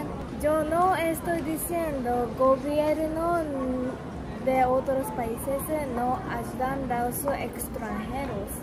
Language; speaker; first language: Spanish; non-native, learner; Japanese